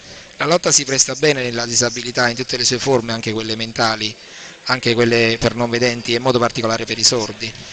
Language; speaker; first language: Italian; native; Italian